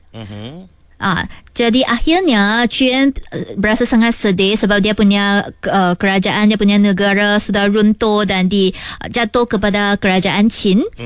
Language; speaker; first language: Malay; non-native, local second language; Chinese